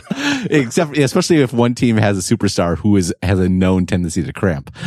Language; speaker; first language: English; native; English